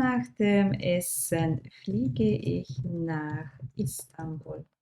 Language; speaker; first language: German; non-native, fluent; Turkish